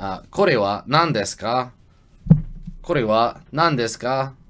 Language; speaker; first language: Japanese; non-native, learner; English